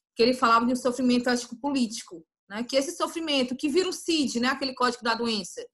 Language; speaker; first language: Portuguese; native; Portuguese